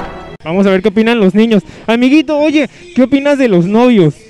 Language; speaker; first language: Spanish; native; Spanish